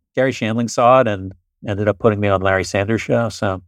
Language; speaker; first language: English; native; English